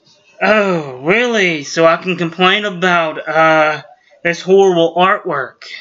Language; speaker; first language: English; native; English